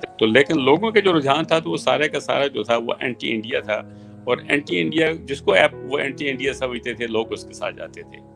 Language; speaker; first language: Urdu; native; Urdu